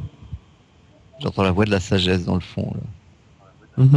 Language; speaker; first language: French; native; French